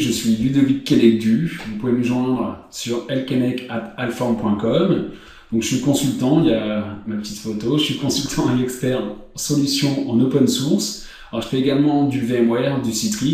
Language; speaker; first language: French; native; French